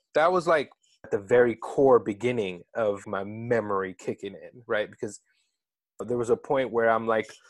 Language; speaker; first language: English; early bilingual, other home language; Arabic